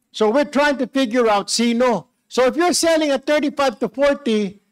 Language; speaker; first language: English; non-native, local second language; Filipino